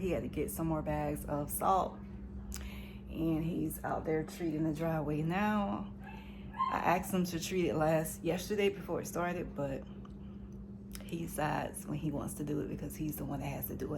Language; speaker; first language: English; native; English